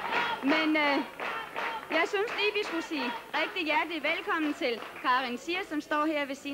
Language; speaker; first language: Danish; native; Danish